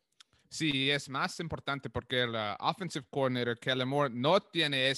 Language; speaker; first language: Spanish; non-native, learner; English